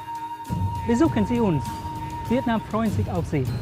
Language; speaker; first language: German; non-native, fluent; Vietnamese